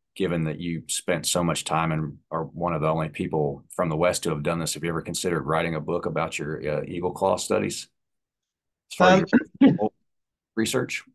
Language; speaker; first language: English; native; English